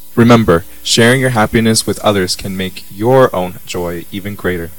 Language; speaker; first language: English; non-native, fluent; Spanish